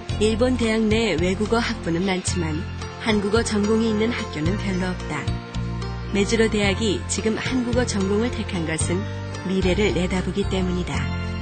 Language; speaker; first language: Korean; native; Korean